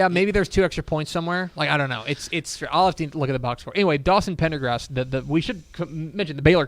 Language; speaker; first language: English; native; English